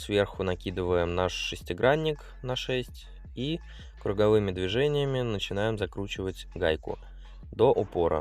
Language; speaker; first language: Russian; native; Russian